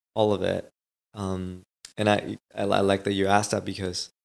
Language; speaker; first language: English; non-native, fluent; Spanish